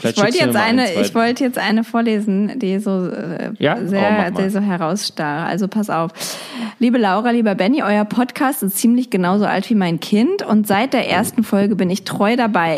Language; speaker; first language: German; native; German